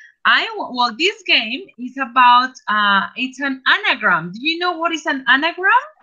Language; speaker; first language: English; non-native, fluent; Spanish